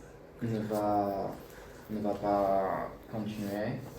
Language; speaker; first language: French; non-native, learner; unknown